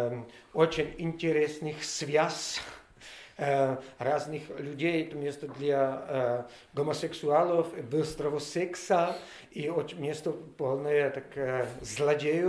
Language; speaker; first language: Russian; non-native, learner; Czech